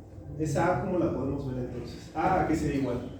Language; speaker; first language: Spanish; native; Spanish